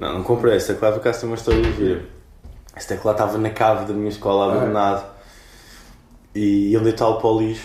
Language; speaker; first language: Portuguese; native; Portuguese